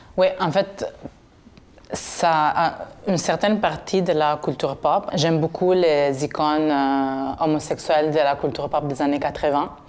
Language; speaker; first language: French; non-native, fluent; Italian